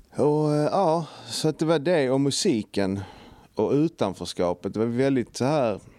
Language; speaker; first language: Swedish; native; Swedish